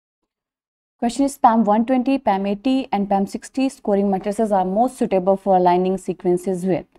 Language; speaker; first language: English; non-native, local second language; Hindi